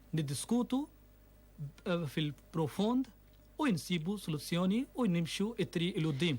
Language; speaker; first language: Maltese; non-native, fluent; Urdu